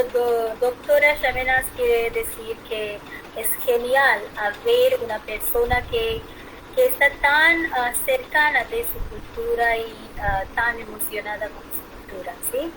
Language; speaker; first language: Spanish; non-native, fluent; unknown